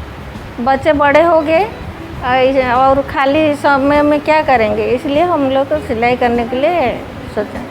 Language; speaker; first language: Hindi; non-native, local second language; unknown